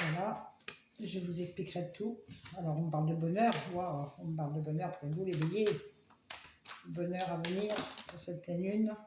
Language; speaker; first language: French; native; French